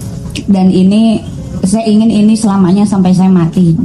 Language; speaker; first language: Indonesian; native; Indonesian